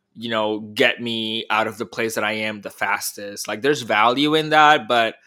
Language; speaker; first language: English; early bilingual, other home language; Spanish